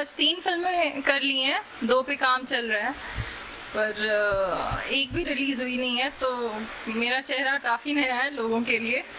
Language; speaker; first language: Hindi; non-native, local second language; Sindhi